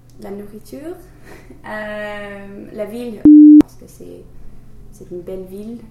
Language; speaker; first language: French; non-native, learner; English